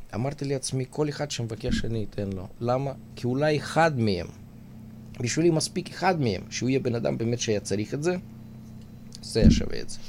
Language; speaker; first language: Hebrew; non-native, fluent; Russian